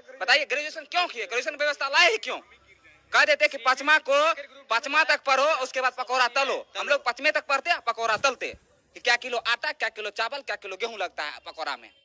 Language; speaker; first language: Hindi; native; Hindi